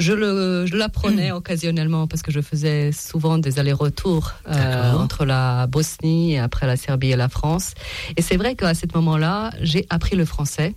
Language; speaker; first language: French; non-native, fluent; Serbian